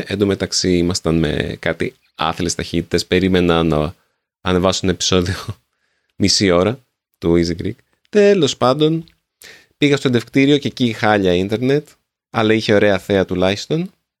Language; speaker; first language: Greek; native; Greek